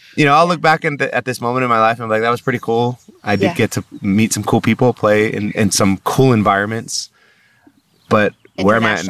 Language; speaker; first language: English; native; English